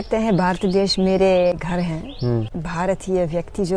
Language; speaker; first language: Hindi; non-native, learner; Dutch